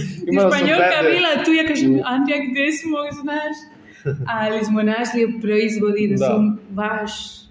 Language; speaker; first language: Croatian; non-native, learner; Spanish